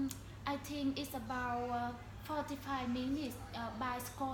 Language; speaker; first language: English; non-native, learner; Vietnamese